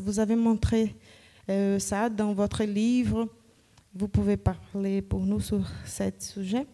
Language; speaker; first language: French; non-native, fluent; Portuguese